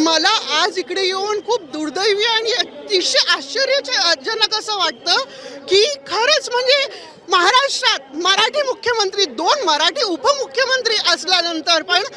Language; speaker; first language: Marathi; native; Marathi